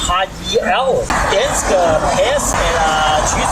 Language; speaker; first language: Danish; non-native, learner; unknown